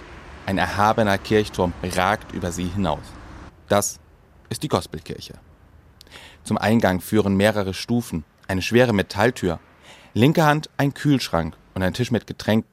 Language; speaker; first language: German; native; German